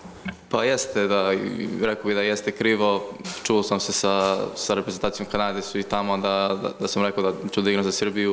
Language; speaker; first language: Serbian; early bilingual, heritage; Croatian